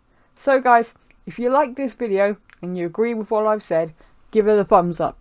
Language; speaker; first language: English; native; English